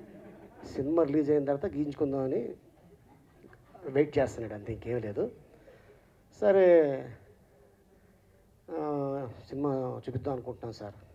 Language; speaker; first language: Telugu; native; Telugu